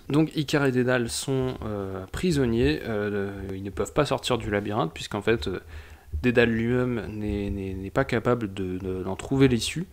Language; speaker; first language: French; native; French